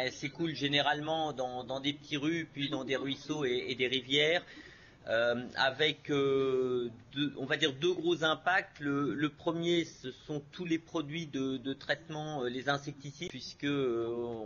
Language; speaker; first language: French; native; French